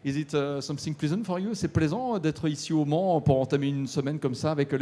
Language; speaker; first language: French; native; French